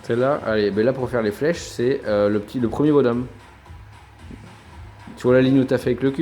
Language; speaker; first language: French; native; French